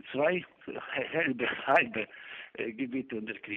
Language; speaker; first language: German; non-native, learner; Ukrainian